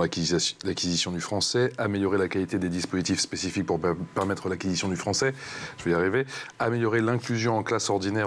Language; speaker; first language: French; native; French